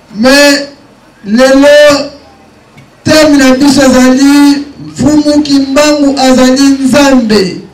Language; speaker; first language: Lingala; non-native, local second language; Kongo